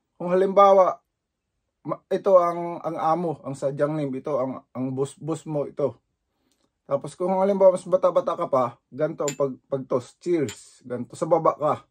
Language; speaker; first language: Filipino; native; Filipino